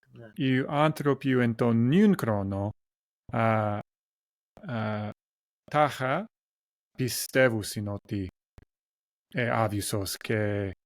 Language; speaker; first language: Greek; non-native, learner; English